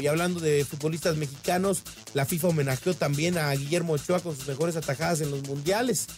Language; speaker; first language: Spanish; native; Spanish